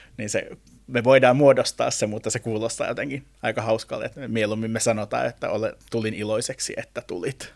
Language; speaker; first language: Finnish; native; Finnish